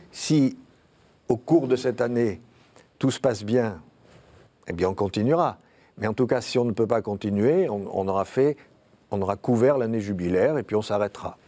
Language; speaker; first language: French; native; French